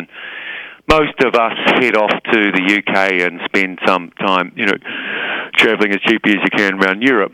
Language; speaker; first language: English; native; English